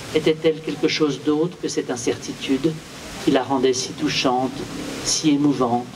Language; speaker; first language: French; native; French